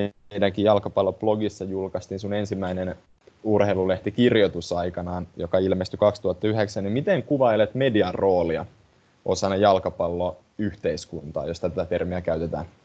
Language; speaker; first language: Finnish; native; Finnish